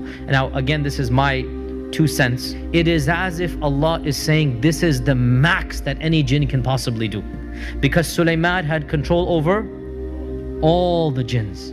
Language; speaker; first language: English; native; English